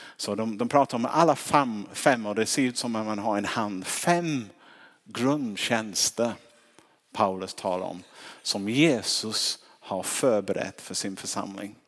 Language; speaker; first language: Swedish; non-native, fluent; English